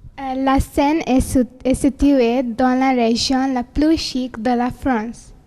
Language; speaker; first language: French; non-native, learner; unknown